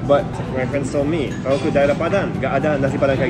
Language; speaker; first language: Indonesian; non-native, fluent; Japanese